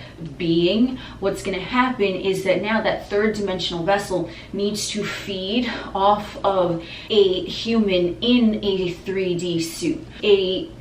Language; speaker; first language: English; native; English